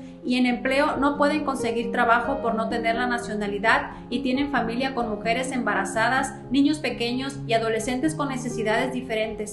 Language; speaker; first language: Spanish; native; Spanish